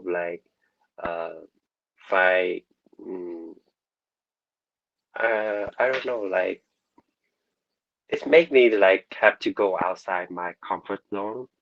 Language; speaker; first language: English; non-native, learner; Vietnamese